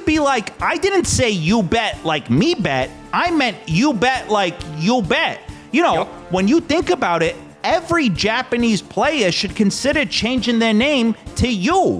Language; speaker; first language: English; native; English